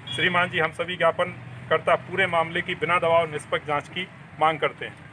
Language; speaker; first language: Hindi; native; Hindi